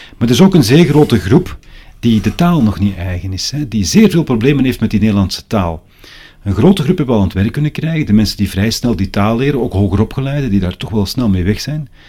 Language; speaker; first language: Dutch; native; Dutch